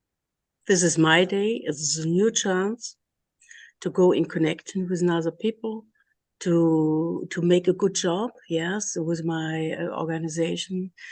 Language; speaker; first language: English; non-native, learner; German